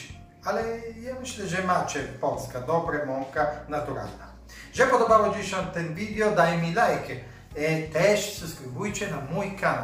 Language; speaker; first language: Polish; non-native, learner; Italian